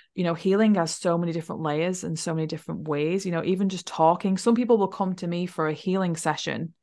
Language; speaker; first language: English; native; English